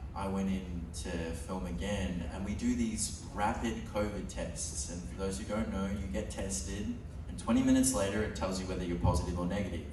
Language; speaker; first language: English; native; English